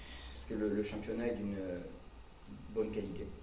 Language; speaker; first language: French; native; French